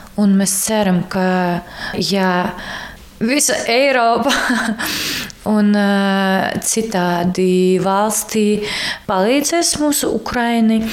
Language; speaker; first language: Latvian; non-native, learner; Ukrainian